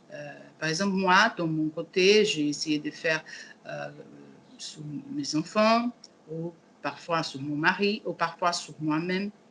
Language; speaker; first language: French; non-native, learner; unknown